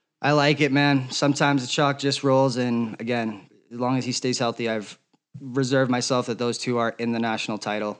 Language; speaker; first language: English; native; English